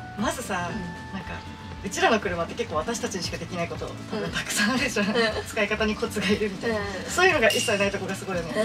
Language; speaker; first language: Japanese; native; Japanese